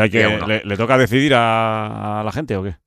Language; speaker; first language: Spanish; native; Spanish